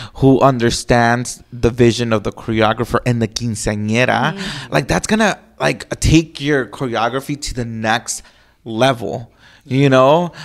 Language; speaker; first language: English; early bilingual, other home language; Spanish